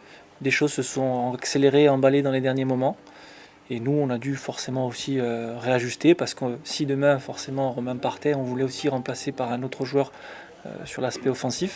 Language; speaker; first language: French; native; French